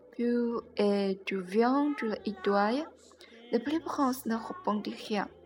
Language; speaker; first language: French; non-native, learner; Chinese